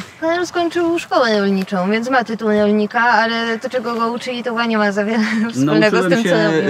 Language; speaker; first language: Polish; native; Polish